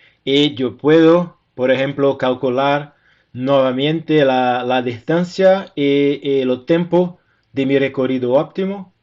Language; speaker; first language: Spanish; non-native, fluent; Portuguese